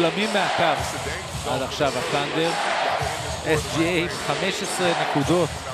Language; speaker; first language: Hebrew; native; Hebrew